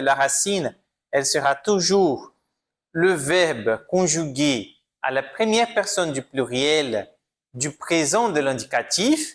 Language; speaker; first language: French; non-native, fluent; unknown